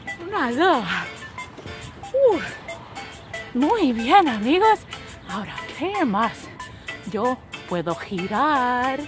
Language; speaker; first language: Spanish; non-native, fluent; English